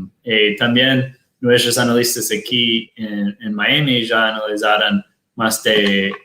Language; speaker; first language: Spanish; non-native, fluent; Portuguese